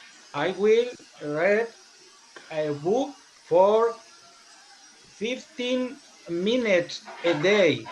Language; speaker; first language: English; non-native, learner; Spanish